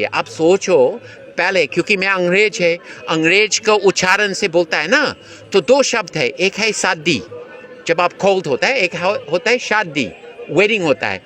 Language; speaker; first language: Hindi; non-native, fluent; English